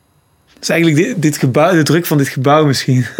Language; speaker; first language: Dutch; native; Dutch